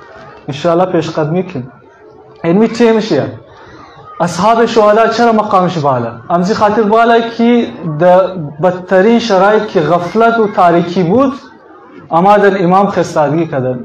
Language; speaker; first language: Persian; native; Persian